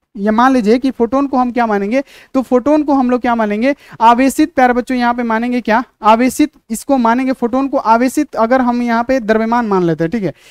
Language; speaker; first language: Hindi; native; Hindi